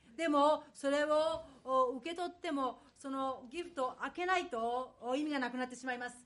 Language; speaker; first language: Japanese; native; Japanese